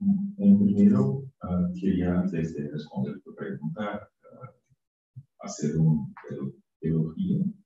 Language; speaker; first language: Spanish; non-native, fluent; Portuguese